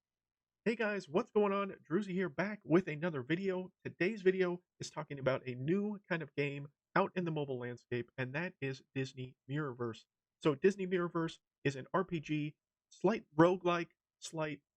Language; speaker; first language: English; native; English